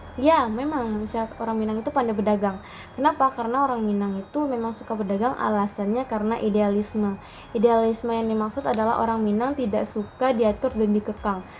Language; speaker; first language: Indonesian; native; Indonesian